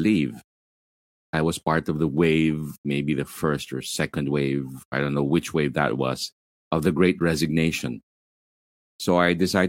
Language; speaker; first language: English; non-native, local second language; Filipino